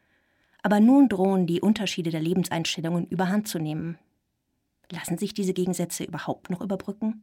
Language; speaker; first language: German; native; German